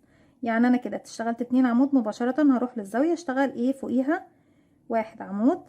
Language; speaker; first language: Arabic; native; Arabic